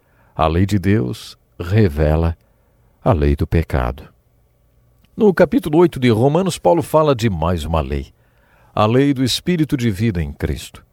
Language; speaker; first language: Portuguese; native; Portuguese